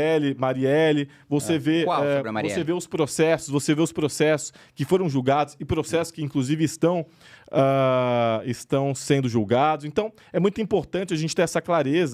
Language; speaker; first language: Portuguese; native; Portuguese